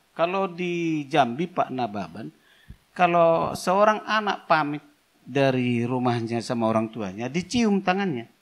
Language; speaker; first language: Indonesian; non-native, local second language; Batak Toba